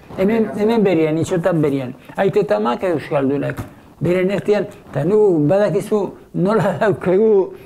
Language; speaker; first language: Basque; native; Basque